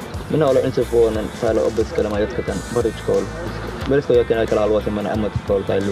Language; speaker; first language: Finnish; non-native, learner; Somali